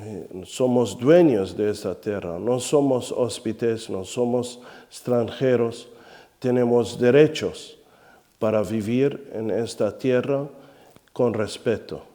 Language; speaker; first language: Spanish; non-native, fluent; Arabic